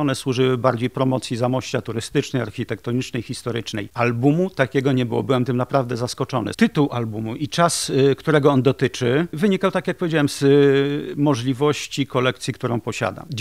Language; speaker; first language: Polish; native; Polish